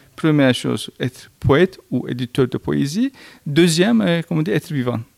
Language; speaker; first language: French; non-native, fluent; Turkish